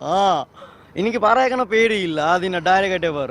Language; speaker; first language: Malayalam; non-native, learner; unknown